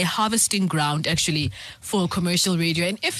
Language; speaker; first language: English; non-native, local second language; Zulu